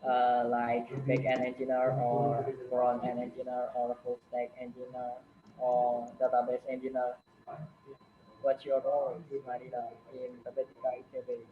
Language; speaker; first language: English; non-native, learner; Indonesian